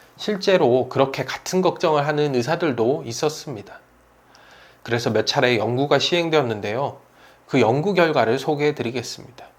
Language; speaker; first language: Korean; native; Korean